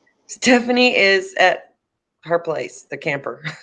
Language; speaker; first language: English; native; English